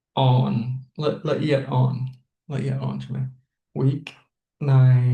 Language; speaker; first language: Thai; non-native, fluent; English